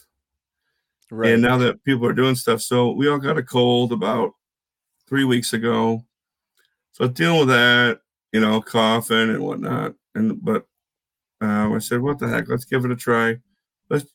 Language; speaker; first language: English; native; English